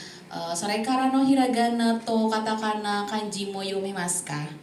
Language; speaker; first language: Japanese; non-native, fluent; Indonesian